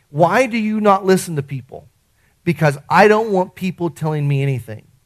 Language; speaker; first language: English; native; English